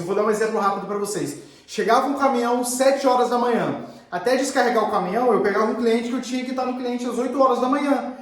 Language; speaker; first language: Portuguese; native; Portuguese